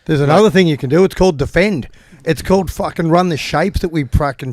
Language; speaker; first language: English; native; English